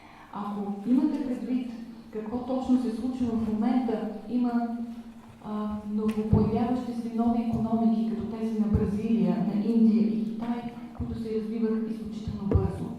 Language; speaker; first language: Bulgarian; native; Bulgarian